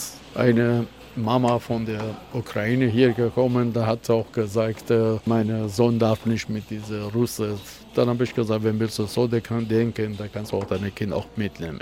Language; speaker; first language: German; non-native, learner; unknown